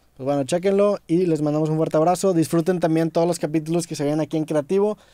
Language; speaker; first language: Spanish; native; Spanish